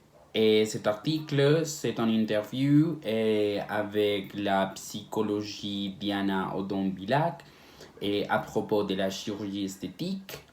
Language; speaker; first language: French; non-native, learner; Spanish